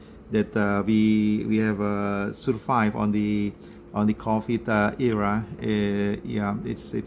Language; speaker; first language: English; non-native, learner; Indonesian